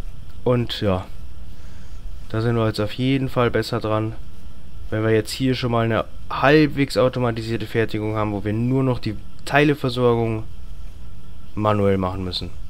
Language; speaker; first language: German; native; German